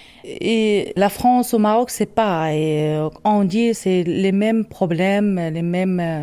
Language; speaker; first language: French; non-native, learner; Arabic